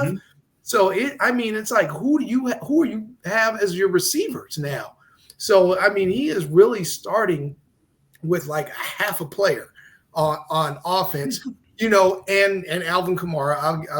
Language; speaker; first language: English; native; English